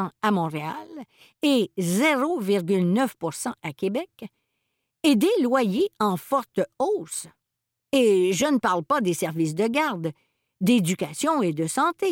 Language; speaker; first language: French; native; French